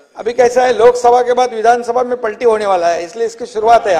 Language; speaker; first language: Hindi; non-native, local second language; Marathi